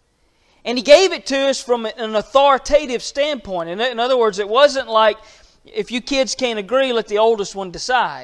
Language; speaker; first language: English; native; English